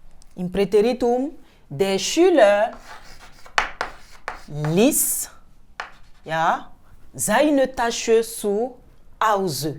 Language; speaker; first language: German; non-native, fluent; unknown